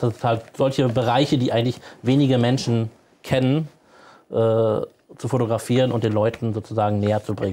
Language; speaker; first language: German; native; German